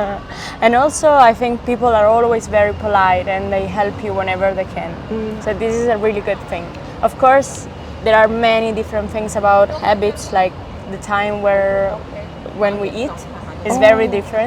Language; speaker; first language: English; non-native, fluent; Italian